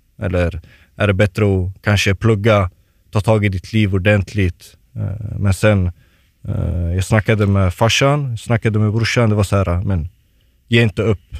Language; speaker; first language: Swedish; early bilingual, other home language; Turoyo